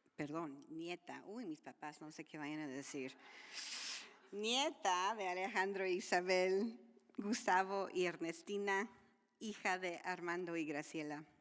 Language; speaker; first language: Spanish; early bilingual, other home language; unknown